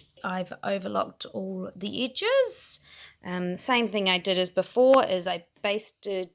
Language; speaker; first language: English; native; English